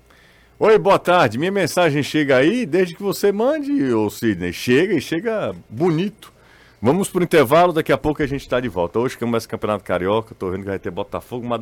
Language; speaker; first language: Portuguese; native; Portuguese